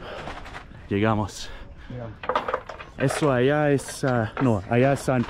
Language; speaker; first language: Spanish; non-native, learner; English